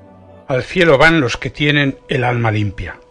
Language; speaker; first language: Spanish; native; Spanish